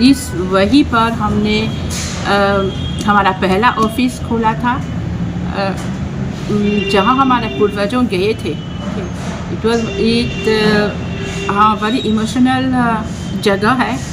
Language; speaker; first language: Hindi; non-native, fluent; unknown